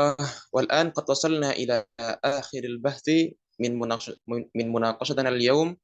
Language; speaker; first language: Arabic; non-native, learner; Indonesian